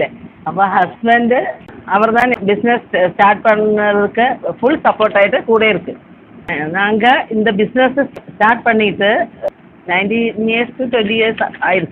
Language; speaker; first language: Tamil; non-native, learner; Malayalam